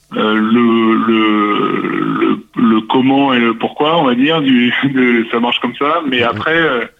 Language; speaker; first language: French; native; French